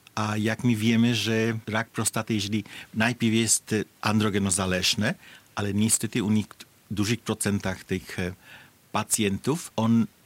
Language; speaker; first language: Polish; non-native, fluent; Bangla